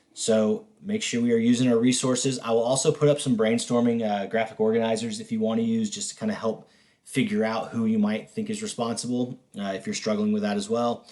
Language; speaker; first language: English; native; English